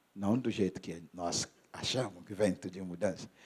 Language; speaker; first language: Portuguese; non-native, fluent; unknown